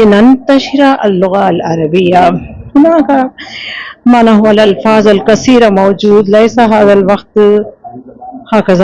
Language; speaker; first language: Arabic; non-native, fluent; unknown